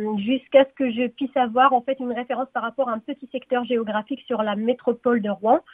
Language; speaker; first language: French; non-native, local second language; Arabic